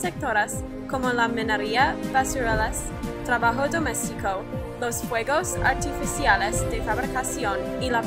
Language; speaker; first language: Spanish; non-native, learner; English